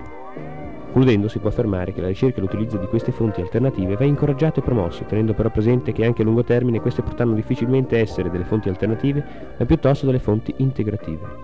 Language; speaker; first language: Italian; native; Italian